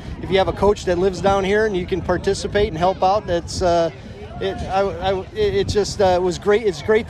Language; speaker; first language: English; native; English